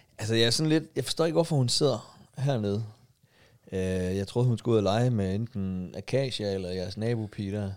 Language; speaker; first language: Danish; native; Danish